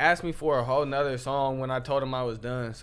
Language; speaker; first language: English; native; English